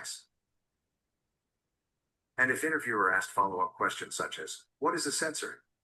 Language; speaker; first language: English; non-native, learner; Portuguese